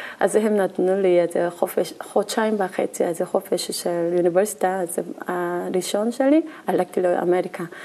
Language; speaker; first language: Hebrew; non-native, learner; Korean